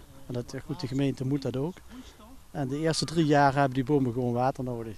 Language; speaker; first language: Dutch; native; Dutch